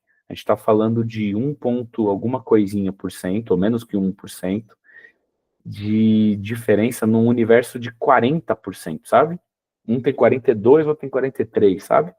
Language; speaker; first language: Portuguese; native; Portuguese